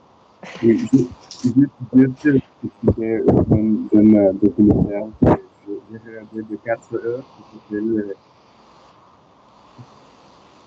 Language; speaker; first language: French; non-native, learner; English